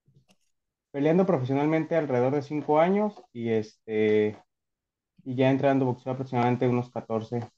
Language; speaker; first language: Spanish; native; Spanish